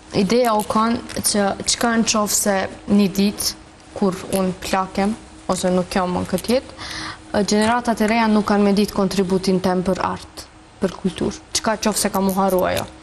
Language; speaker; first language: Albanian; non-native, local second language; Romany